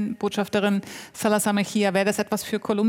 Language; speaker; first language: German; native; German